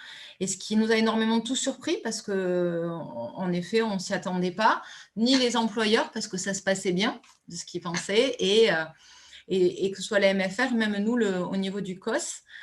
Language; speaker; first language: French; native; French